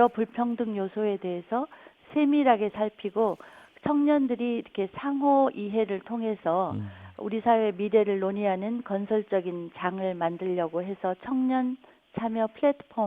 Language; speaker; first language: Korean; native; Korean